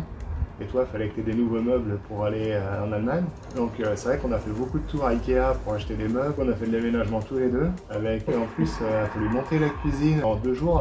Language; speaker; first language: French; native; French